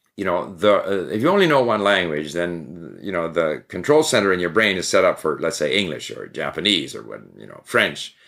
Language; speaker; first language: English; native; English